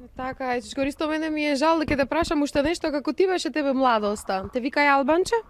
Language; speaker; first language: Macedonian; non-native, local second language; Albanian